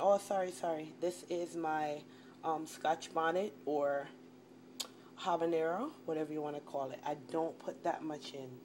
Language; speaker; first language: English; native; English